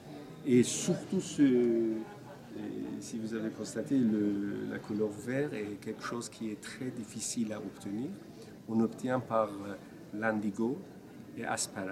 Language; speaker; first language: French; non-native, fluent; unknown